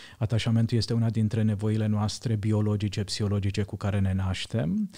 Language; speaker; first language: Romanian; non-native, local second language; Hungarian